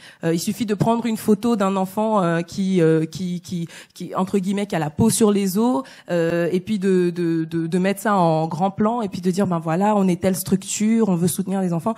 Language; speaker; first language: French; native; French